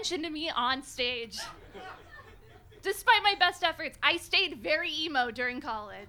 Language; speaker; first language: English; native; English